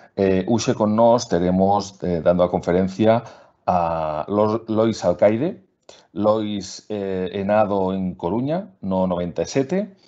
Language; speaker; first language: Galician; non-native, local second language; Spanish